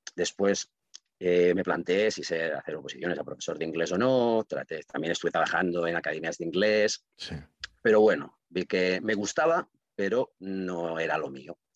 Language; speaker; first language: Spanish; non-native, local second language; Catalan